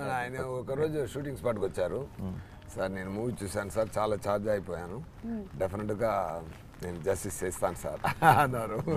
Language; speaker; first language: Telugu; non-native, learner; Tamil